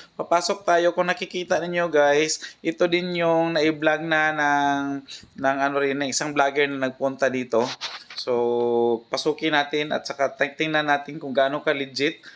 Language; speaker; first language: Filipino; non-native, local second language; Cebuano